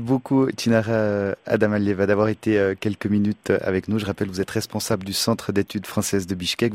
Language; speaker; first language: French; native; French